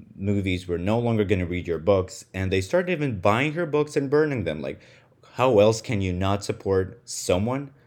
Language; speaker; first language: English; non-native, fluent; Russian